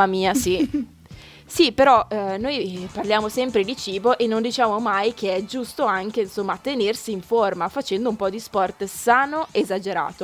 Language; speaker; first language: Italian; native; Italian